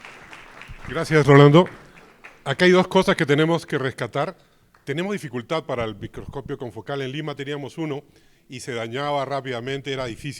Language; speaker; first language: Spanish; native; Spanish